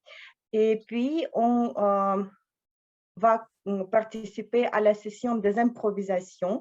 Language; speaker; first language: French; non-native, fluent; Russian